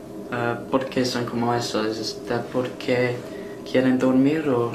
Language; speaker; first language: Spanish; non-native, learner; English